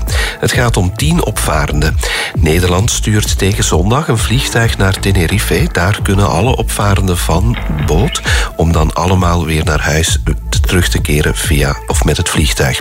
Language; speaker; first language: Dutch; native; Dutch